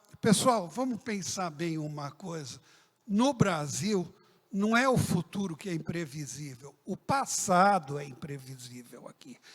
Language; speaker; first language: Portuguese; early bilingual, other home language; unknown